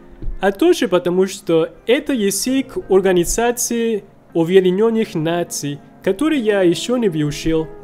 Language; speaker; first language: Russian; non-native, learner; Spanish